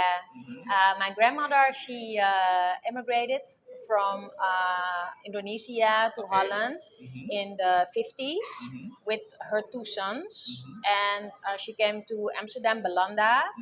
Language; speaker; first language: English; non-native, fluent; Dutch